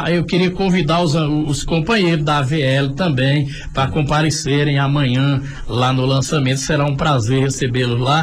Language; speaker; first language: Portuguese; native; Portuguese